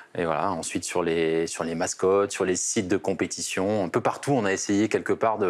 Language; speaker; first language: French; native; French